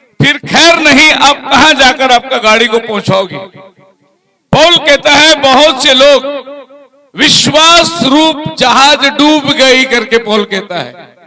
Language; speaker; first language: Hindi; non-native, local second language; Tamil